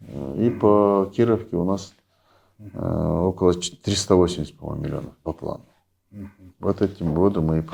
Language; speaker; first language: Russian; non-native, local second language; Kyrgyz